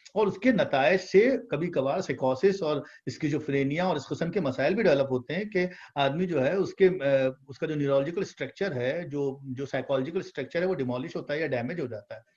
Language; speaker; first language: Urdu; native; Urdu